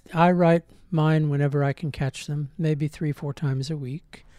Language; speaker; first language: English; native; English